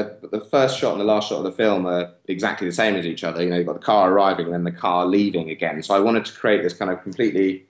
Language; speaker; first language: English; native; English